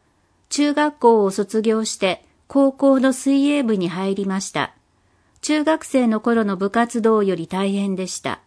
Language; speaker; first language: Japanese; non-native, fluent; English